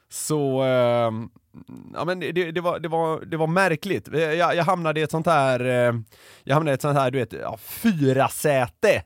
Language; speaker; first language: Swedish; native; Swedish